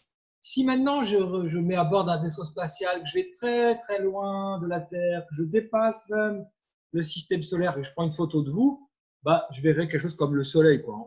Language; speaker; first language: French; native; French